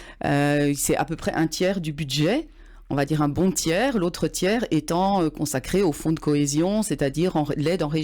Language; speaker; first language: French; native; French